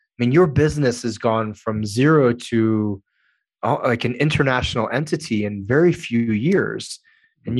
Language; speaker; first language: English; native; English